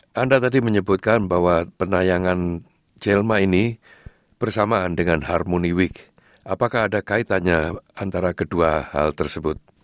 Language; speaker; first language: Indonesian; native; Indonesian